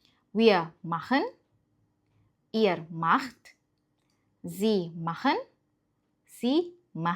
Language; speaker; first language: German; non-native, fluent; Indonesian